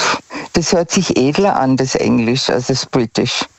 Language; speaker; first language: German; native; German